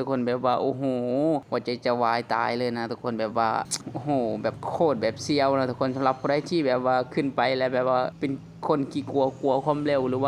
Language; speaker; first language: Thai; non-native, local second language; Northeastern Thai